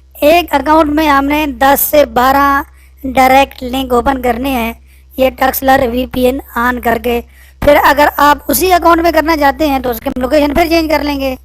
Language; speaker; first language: Urdu; non-native, local second language; Punjabi